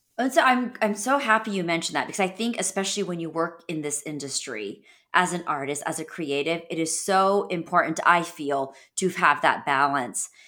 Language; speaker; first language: English; native; English